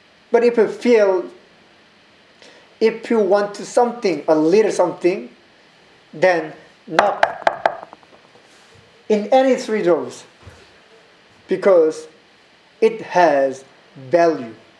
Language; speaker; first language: English; non-native, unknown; Korean